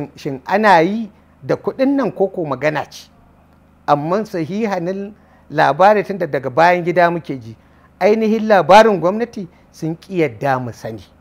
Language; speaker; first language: Hausa; native; Hausa